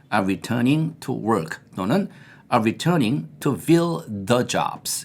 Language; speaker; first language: English; non-native, fluent; Korean